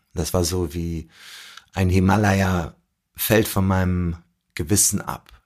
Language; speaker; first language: German; early bilingual, other home language; Arabic